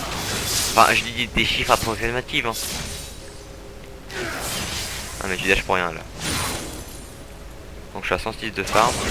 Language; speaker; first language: French; native; French